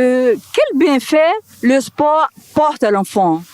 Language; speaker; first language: French; non-native, learner; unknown